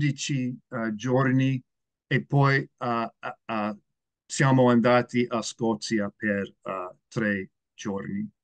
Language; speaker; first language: Italian; non-native, learner; English